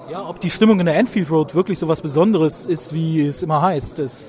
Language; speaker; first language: German; native; German